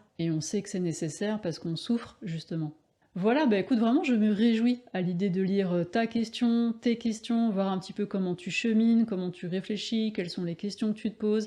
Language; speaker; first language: French; native; French